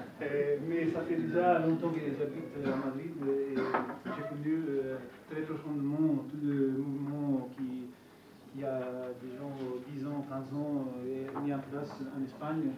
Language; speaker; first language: French; non-native, fluent; Italian